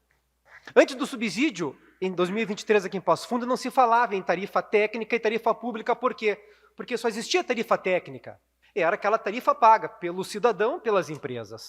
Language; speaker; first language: Portuguese; native; Portuguese